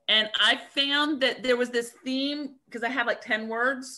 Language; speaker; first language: English; native; English